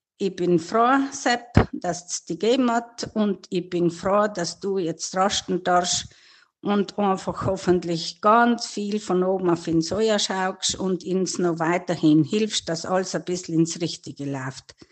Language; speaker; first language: German; native; German